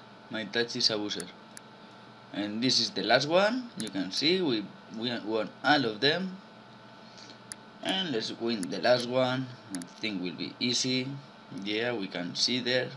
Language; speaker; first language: English; non-native, learner; Spanish